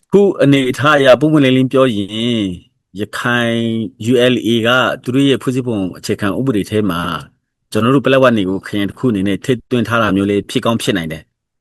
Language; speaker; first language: Burmese; non-native, local second language; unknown